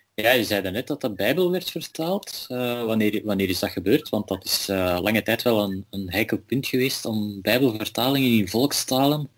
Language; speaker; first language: Dutch; native; Dutch